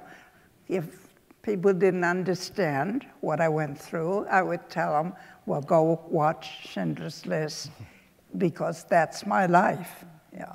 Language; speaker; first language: English; early bilingual, other home language; Polish